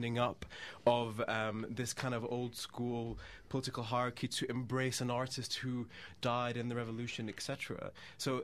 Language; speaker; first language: English; native; English